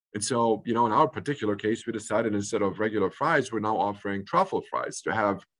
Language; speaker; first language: English; early bilingual, other home language; German